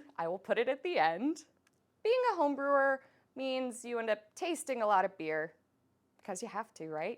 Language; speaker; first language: English; native; English